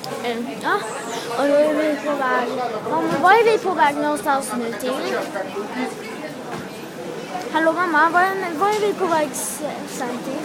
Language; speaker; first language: Swedish; early bilingual, other home language; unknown